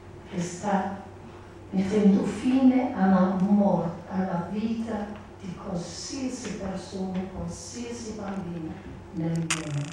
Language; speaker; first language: Italian; non-native, learner; English